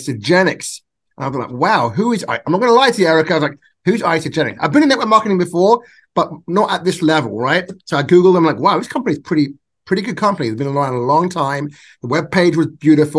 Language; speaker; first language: English; native; English